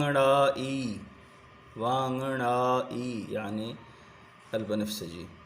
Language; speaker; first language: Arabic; non-native, fluent; Sindhi